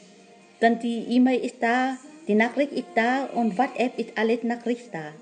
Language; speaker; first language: German; non-native, learner; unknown